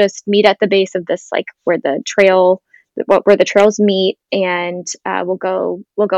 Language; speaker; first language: English; native; English